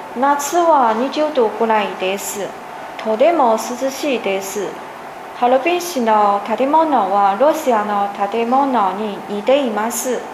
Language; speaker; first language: Japanese; non-native, learner; Chinese